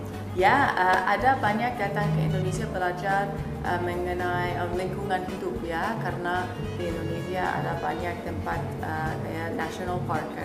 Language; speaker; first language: Indonesian; non-native, fluent; English